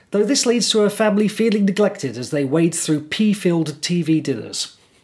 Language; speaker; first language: English; native; English